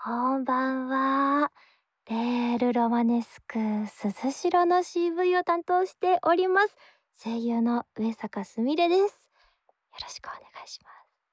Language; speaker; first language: Japanese; native; Japanese